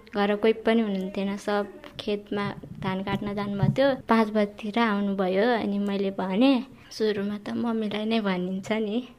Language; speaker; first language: Nepali; native; Nepali